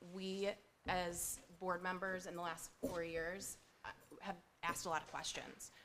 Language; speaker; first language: English; native; English